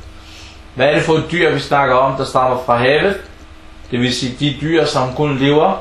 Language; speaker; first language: Danish; early bilingual, other home language; Arabic